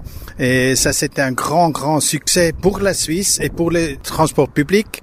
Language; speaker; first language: French; non-native, local second language; German